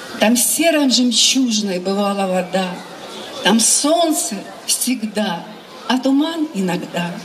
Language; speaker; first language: Russian; native; Russian